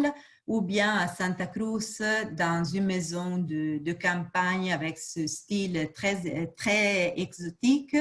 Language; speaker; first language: French; non-native, fluent; Portuguese